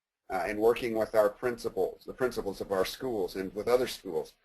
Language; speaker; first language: English; native; English